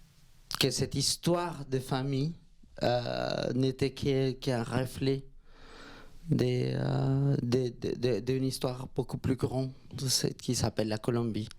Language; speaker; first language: French; non-native, fluent; Spanish